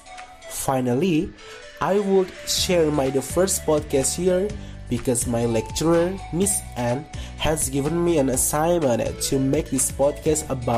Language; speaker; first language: English; non-native, fluent; Indonesian